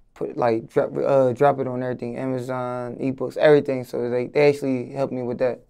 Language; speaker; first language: English; native; English